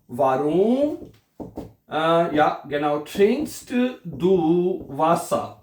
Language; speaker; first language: German; non-native, fluent; Urdu